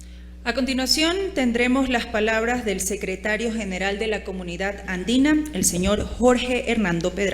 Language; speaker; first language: Spanish; native; Spanish